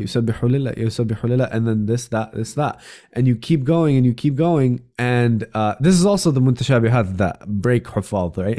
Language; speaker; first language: English; native; English